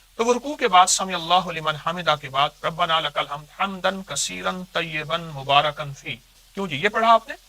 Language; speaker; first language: Urdu; native; Urdu